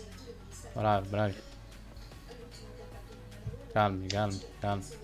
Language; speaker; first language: Italian; native; Italian